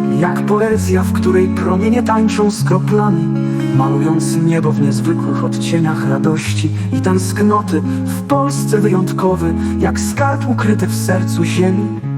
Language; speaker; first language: Polish; native; Polish